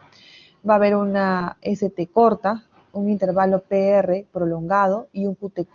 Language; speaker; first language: Spanish; native; Spanish